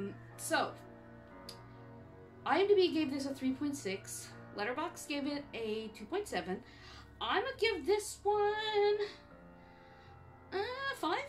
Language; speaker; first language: English; native; English